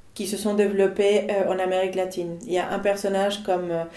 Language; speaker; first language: French; non-native, fluent; Spanish